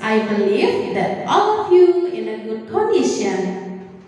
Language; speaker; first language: English; non-native, fluent; Indonesian